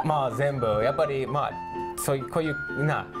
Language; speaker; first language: Japanese; non-native, fluent; English